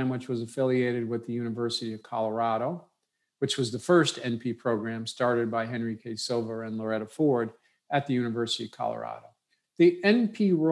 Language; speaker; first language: English; native; English